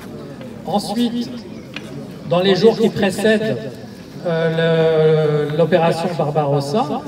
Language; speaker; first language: French; native; French